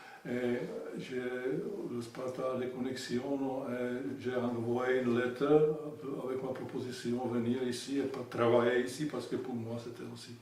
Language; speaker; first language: French; non-native, fluent; Czech